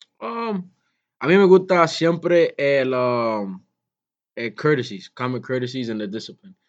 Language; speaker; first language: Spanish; early bilingual, heritage; Spanish